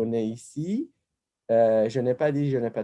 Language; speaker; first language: French; non-native, fluent; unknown